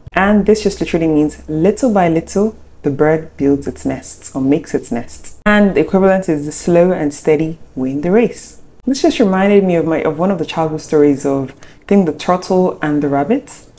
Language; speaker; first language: English; native; English